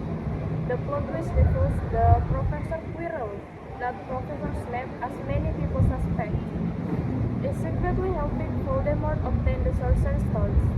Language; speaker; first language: English; non-native, learner; Indonesian